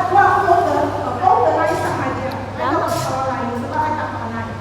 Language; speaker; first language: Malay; non-native, local second language; Chinese